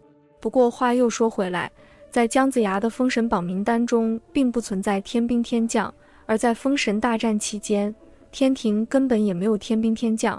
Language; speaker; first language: Chinese; native; Chinese